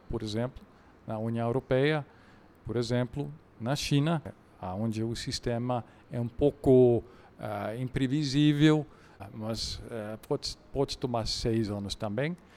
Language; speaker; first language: Portuguese; non-native, fluent; Dutch